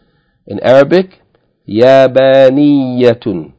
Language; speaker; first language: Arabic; non-native, fluent; English